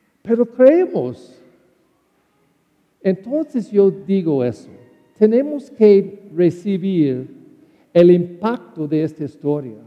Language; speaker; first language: Spanish; non-native, learner; English